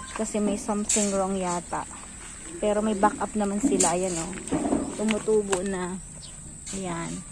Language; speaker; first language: Filipino; non-native, local second language; Bikol